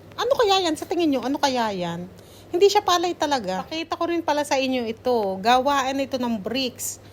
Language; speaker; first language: Filipino; native; Filipino